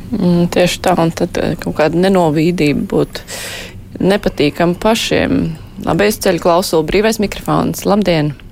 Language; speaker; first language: Latvian; native; Latvian